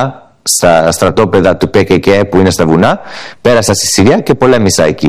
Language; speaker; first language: Greek; early bilingual, heritage; English